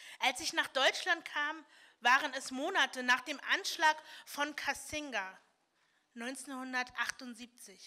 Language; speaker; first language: German; early bilingual, other home language; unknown